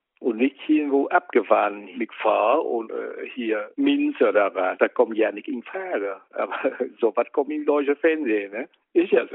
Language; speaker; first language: German; non-native, fluent; Vietnamese